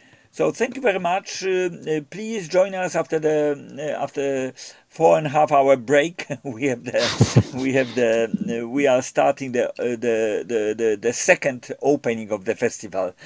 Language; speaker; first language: English; non-native, fluent; Polish